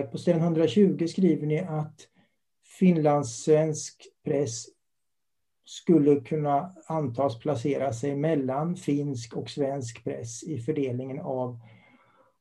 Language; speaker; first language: Swedish; native; Swedish